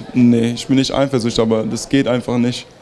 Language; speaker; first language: German; early bilingual, heritage; German